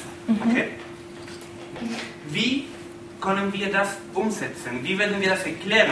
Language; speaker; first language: German; non-native, fluent; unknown